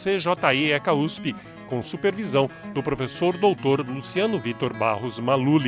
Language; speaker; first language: Portuguese; native; Portuguese